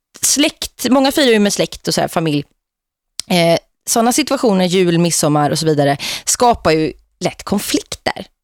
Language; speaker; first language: Swedish; native; Swedish